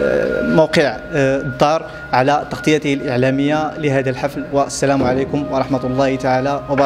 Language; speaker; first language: Arabic; native; Arabic